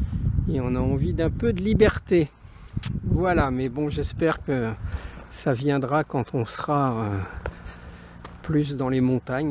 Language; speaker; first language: French; native; French